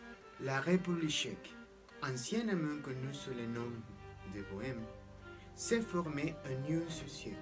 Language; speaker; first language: French; non-native, learner; Spanish